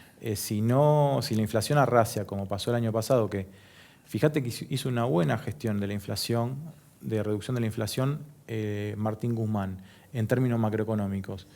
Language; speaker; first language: Spanish; native; Spanish